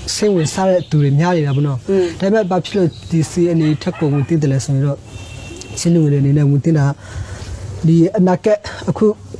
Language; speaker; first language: Burmese; non-native, local second language; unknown